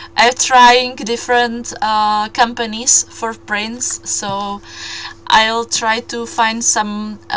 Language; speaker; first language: English; non-native, fluent; Czech